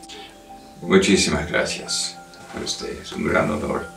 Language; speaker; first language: Spanish; non-native, local second language; English